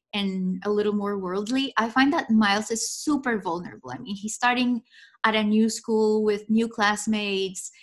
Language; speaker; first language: English; non-native, fluent; Spanish